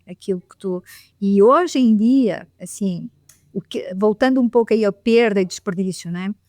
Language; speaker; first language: Portuguese; native; Portuguese